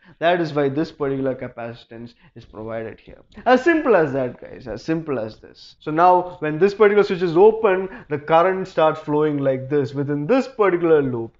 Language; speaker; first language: English; non-native, local second language; Malayalam